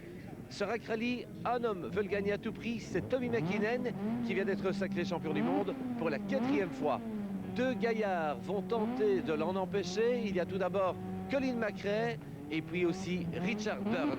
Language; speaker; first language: French; native; French